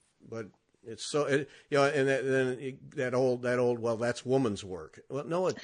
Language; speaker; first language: English; native; English